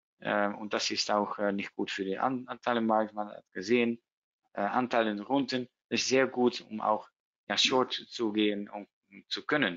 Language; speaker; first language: German; non-native, learner; Dutch